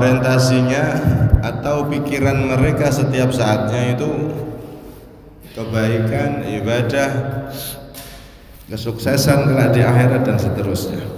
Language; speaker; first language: Indonesian; non-native, local second language; Javanese